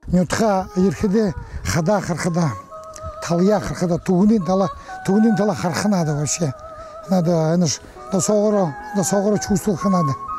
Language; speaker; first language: Russian; non-native, local second language; Buriat